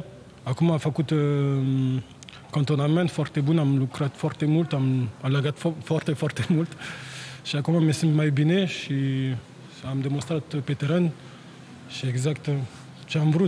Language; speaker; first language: Romanian; non-native, learner; French